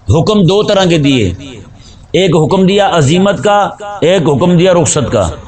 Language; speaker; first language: Urdu; non-native, local second language; Punjabi